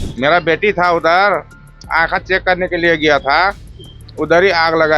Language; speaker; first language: Hindi; non-native, learner; Nepali